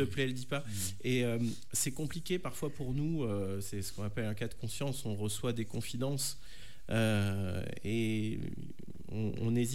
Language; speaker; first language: French; native; French